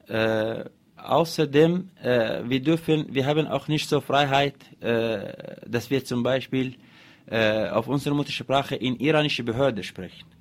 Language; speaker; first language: German; non-native, learner; Arabic